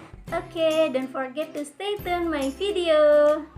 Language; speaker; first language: English; non-native, learner; Indonesian